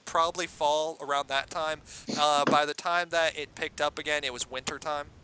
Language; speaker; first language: English; native; English